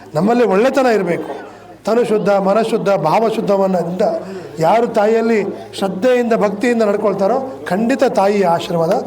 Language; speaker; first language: Kannada; non-native, local second language; Lambadi